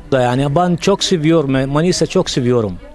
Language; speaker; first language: Turkish; non-native, learner; Arabic